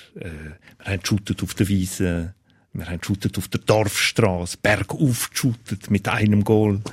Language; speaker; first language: German; non-native, local second language; Romansh